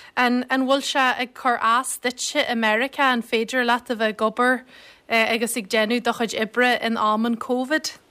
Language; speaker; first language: Irish; native; Irish